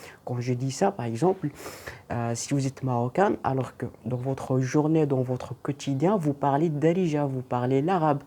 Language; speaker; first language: French; non-native, local second language; Arabic